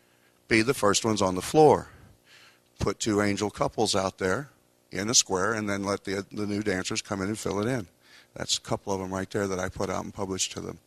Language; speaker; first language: English; native; English